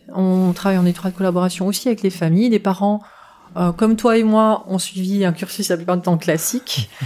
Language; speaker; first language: French; native; French